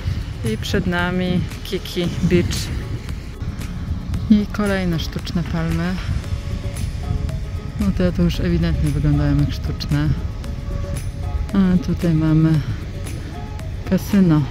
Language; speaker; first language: Polish; native; Polish